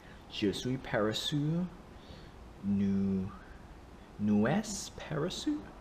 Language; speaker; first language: French; non-native, learner; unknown